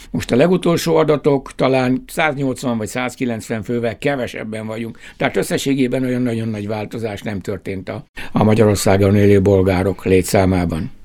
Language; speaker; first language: Hungarian; native; Hungarian